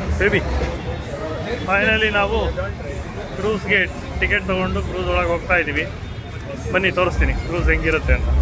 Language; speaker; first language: Kannada; native; Kannada